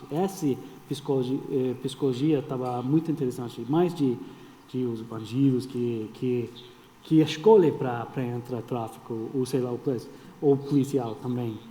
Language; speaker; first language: Portuguese; non-native, fluent; English